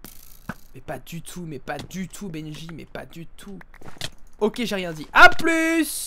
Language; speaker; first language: French; native; French